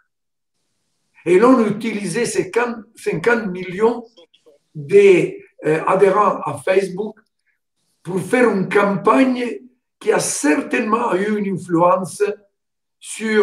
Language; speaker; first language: French; non-native, fluent; Italian